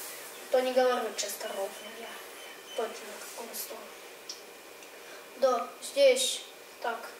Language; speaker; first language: Russian; early bilingual, heritage; Russian